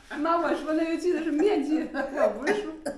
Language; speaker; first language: Chinese; native; Chinese